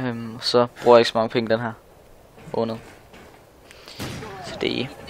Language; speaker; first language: Danish; native; Danish